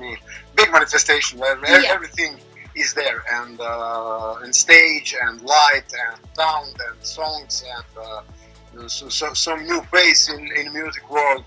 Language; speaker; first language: English; non-native, learner; Croatian